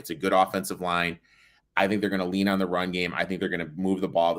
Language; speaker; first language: English; native; English